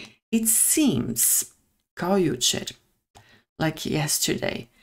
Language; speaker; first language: English; non-native, fluent; Serbian